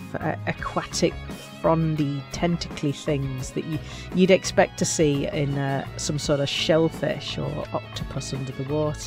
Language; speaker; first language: English; native; English